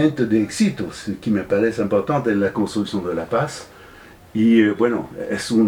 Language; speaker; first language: Spanish; non-native, fluent; French